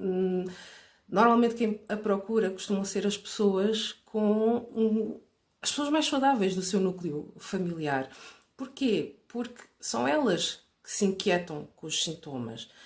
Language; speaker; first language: Portuguese; native; Portuguese